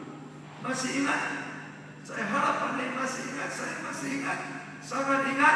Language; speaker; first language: Indonesian; non-native, fluent; English